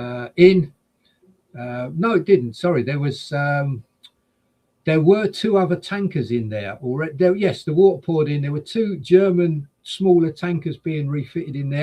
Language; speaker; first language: English; native; English